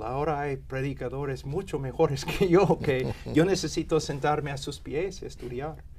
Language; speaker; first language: Spanish; non-native, fluent; English